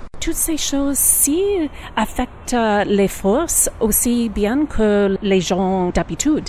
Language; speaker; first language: French; non-native, learner; English